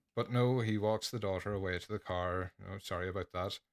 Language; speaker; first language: English; native; English